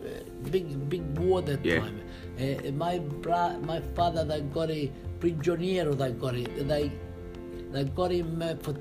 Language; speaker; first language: English; non-native, learner; Italian